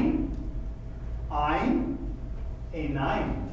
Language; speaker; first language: Hebrew; non-native, fluent; English